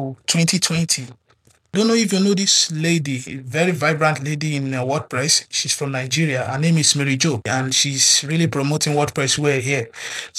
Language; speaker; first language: English; non-native, local second language; Yoruba